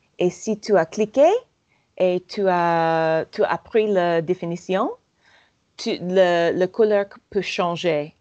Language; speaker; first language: French; non-native, learner; English